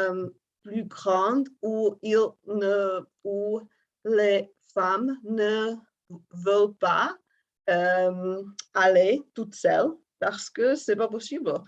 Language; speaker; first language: French; non-native, fluent; Czech